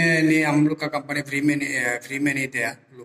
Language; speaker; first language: Hindi; non-native, learner; Bangla